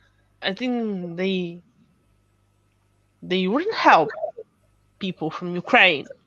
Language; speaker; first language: English; non-native, fluent; Russian